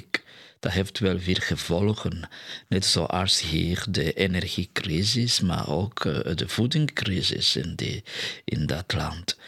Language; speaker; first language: Dutch; non-native, fluent; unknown